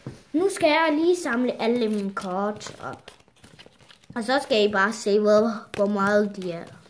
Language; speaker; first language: Danish; early bilingual, other home language; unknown